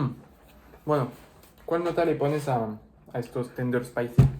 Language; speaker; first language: Spanish; non-native, learner; French